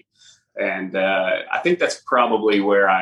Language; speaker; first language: English; native; English